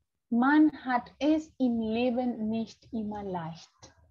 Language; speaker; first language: German; non-native, fluent; Spanish